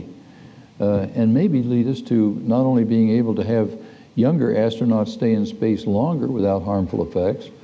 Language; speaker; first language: English; native; English